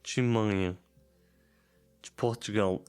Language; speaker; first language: Portuguese; non-native, learner; German